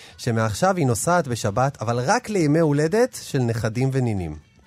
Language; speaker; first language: Hebrew; native; Hebrew